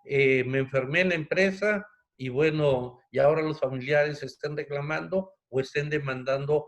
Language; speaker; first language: Spanish; native; Spanish